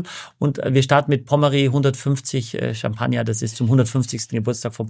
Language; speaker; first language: German; native; German